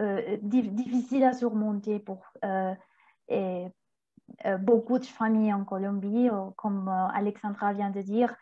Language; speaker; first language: French; non-native, fluent; Spanish